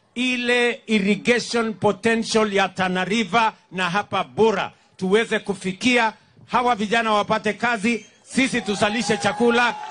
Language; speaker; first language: Swahili; non-native, local second language; Kalenjin